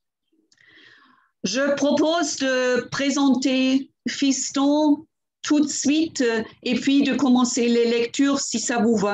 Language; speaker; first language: French; non-native, fluent; German